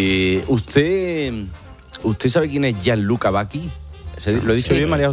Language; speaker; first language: Spanish; native; Spanish